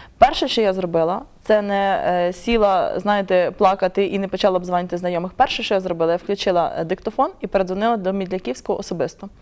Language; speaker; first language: Ukrainian; native; Ukrainian